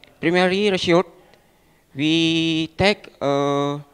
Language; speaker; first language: English; non-native, learner; Indonesian